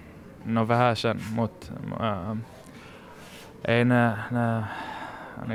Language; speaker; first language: Finnish; early bilingual, heritage; Swedish